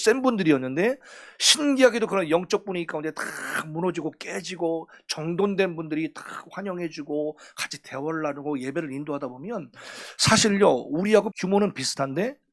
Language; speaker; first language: Korean; native; Korean